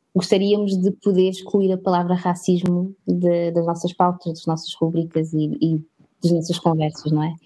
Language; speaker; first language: Portuguese; native; Portuguese